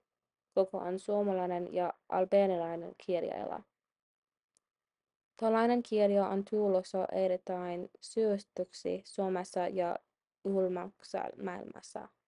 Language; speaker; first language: Finnish; non-native, learner; English